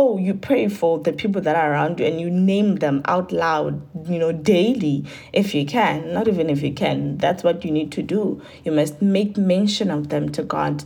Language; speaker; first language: English; non-native, local second language; Tsonga